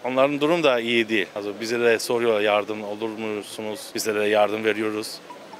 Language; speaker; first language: Turkish; early bilingual, heritage; Turkish